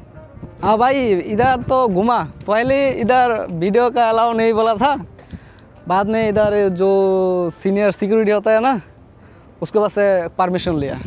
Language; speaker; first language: Hindi; non-native, learner; Bangla